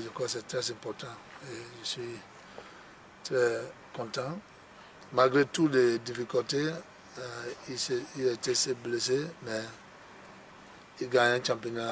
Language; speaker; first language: French; non-native, learner; English